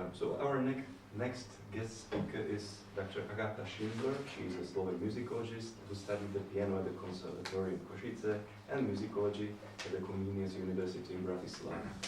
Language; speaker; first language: English; non-native, fluent; Slovak